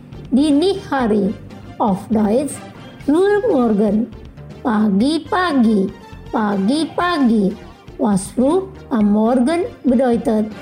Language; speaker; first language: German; non-native, fluent; Indonesian